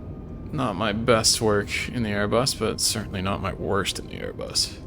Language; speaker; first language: English; native; English